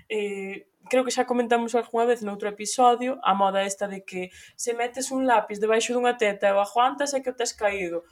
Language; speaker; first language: Galician; native; Galician